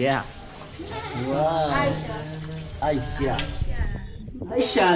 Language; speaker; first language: English; non-native, local second language; Filipino